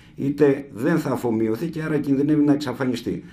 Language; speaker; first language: Greek; native; Greek